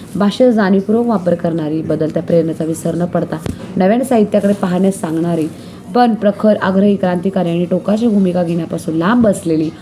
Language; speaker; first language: Marathi; native; Marathi